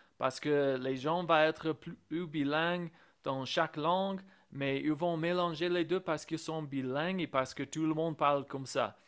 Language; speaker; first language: French; non-native, fluent; English